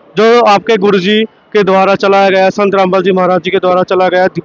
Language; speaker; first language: Hindi; non-native, local second language; Bangla